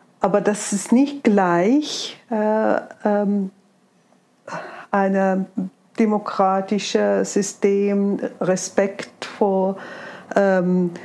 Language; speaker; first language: German; non-native, fluent; Arabic